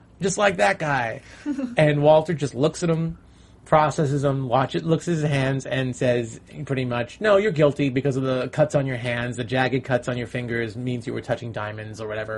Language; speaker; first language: English; native; English